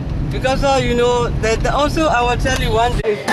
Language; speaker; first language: English; non-native, learner; Burmese